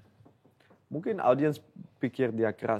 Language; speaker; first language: Indonesian; non-native, fluent; Dutch